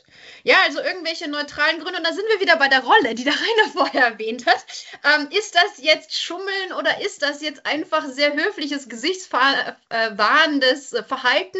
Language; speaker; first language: German; native; German